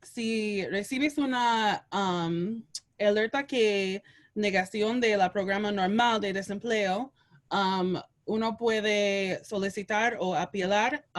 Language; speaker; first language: Spanish; non-native, learner; English